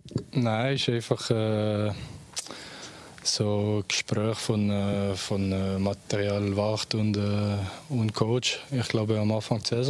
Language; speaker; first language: German; non-native, local second language; French